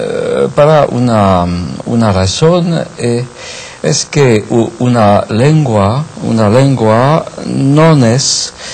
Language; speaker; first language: Spanish; non-native, fluent; French